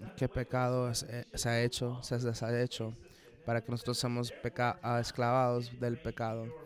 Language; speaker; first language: Spanish; non-native, fluent; English